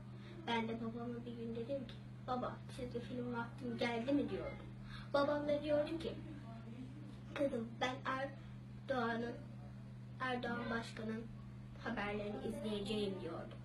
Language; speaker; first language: Turkish; early bilingual, other home language; Uyghur